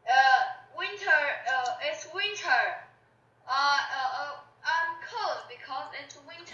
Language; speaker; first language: English; non-native, learner; Chinese